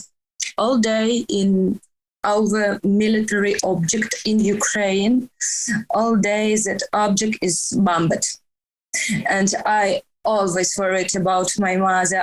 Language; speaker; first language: English; non-native, learner; Ukrainian